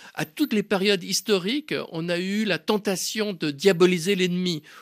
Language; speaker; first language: French; native; French